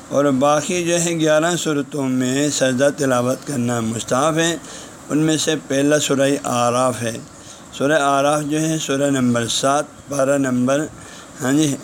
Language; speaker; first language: Urdu; non-native, local second language; Balti